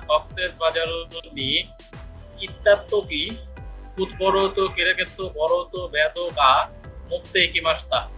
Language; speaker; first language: Japanese; non-native, learner; Bangla